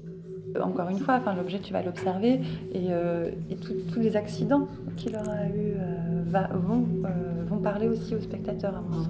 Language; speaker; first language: French; native; French